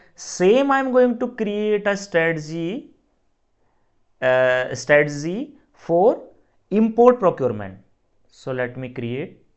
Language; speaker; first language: English; non-native, local second language; Hindi